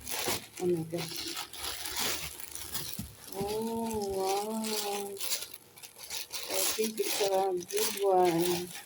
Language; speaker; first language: English; non-native, local second language; Filipino